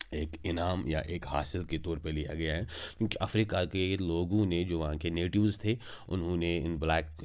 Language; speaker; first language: Hindi; non-native, local second language; Kashmiri